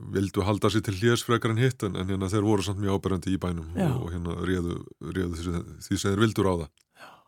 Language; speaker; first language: Icelandic; native; Icelandic